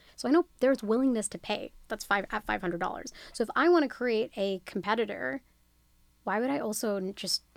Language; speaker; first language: English; native; English